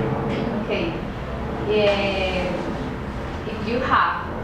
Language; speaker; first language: English; non-native, learner; Spanish